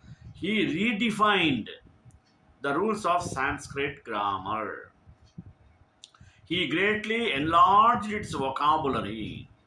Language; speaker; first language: English; non-native, local second language; Telugu